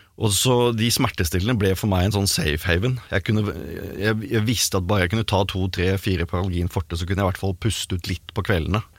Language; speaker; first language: Norwegian; native; Norwegian